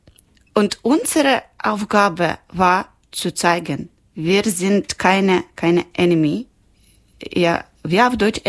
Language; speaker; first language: German; non-native, learner; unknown